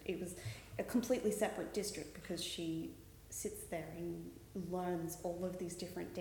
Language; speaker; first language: English; native; English